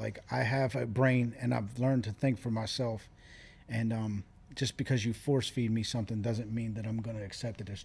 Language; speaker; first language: English; native; English